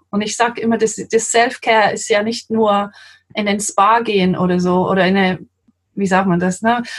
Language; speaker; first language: German; non-native, fluent; English